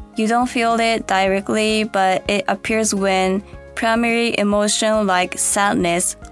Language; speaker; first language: English; non-native, fluent; Japanese